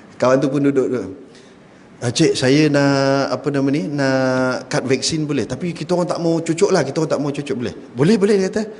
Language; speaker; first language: Malay; native; Malay